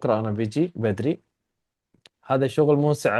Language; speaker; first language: Arabic; non-native, fluent; Urdu